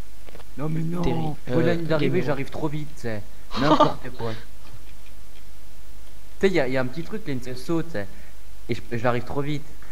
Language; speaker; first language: French; native; French